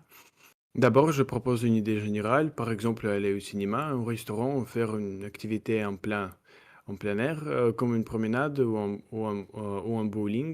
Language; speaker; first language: French; non-native, learner; Russian